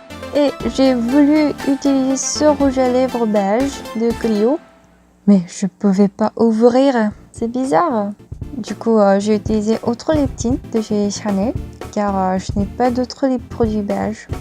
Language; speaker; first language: French; non-native, learner; Korean